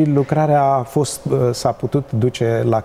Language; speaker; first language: Romanian; native; Romanian